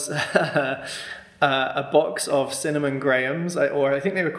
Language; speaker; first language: English; native; English